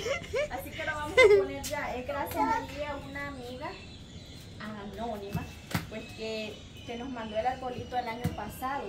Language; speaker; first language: Spanish; native; Spanish